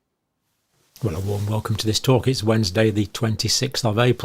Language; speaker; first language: English; native; English